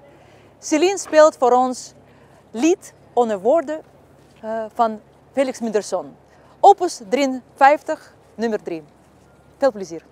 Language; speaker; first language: Dutch; non-native, fluent; Russian